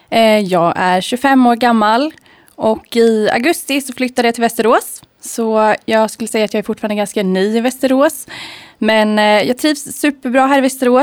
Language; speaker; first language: Swedish; native; Swedish